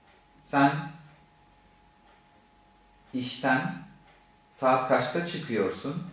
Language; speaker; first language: Turkish; non-native, fluent; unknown